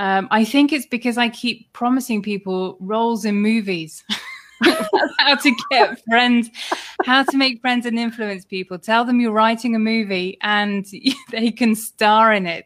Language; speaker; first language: English; native; English